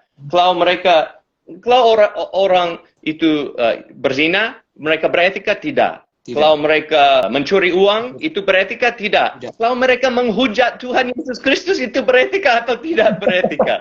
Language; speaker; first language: Indonesian; non-native, fluent; English